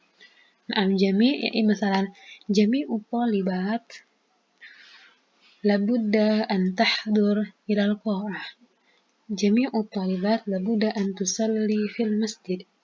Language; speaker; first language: Arabic; non-native, fluent; Indonesian